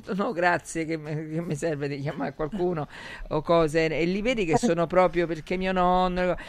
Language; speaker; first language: Italian; native; Italian